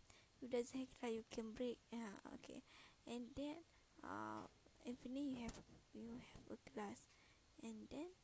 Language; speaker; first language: English; non-native, learner; Malay